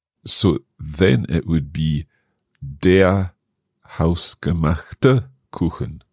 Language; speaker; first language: German; non-native, learner; English